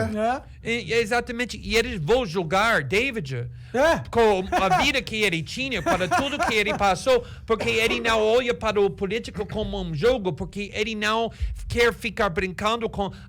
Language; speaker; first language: Portuguese; non-native, fluent; English